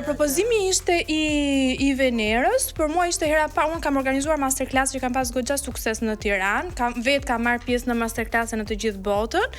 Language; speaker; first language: Albanian; native; Albanian